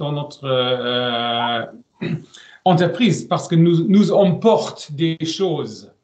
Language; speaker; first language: French; non-native, learner; German